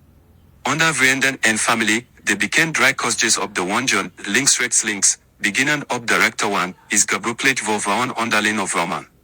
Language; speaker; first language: Dutch; non-native, learner; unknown